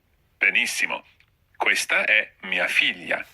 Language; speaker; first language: Italian; non-native, fluent; English